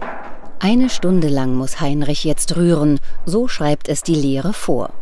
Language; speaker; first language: German; native; German